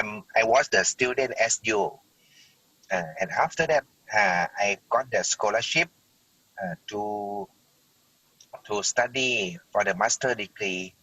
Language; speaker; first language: English; non-native, learner; Thai